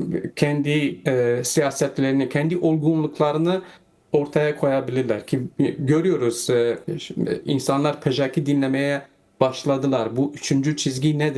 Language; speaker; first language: Turkish; non-native, fluent; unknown